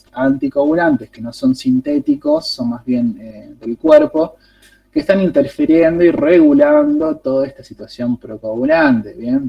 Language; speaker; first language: Spanish; native; Spanish